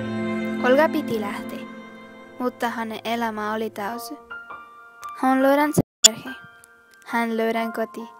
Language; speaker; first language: Finnish; non-native, learner; Spanish